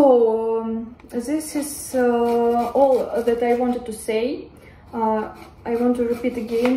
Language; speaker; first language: English; non-native, learner; Russian